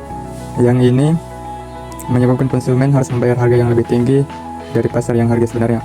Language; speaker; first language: Indonesian; native; Indonesian